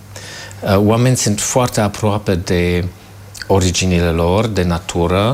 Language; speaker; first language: Romanian; non-native, fluent; German